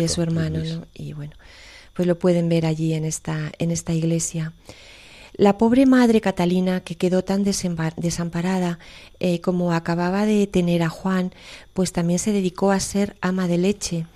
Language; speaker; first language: Spanish; native; Spanish